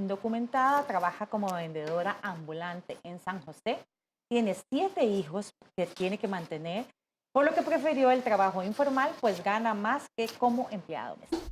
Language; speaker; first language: Spanish; native; Spanish